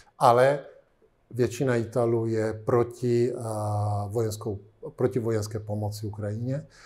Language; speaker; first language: Czech; non-native, fluent; Italian